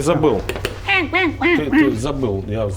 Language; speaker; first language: Russian; native; Russian